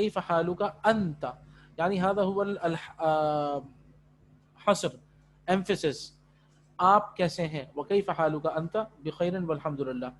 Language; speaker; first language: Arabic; non-native, fluent; Urdu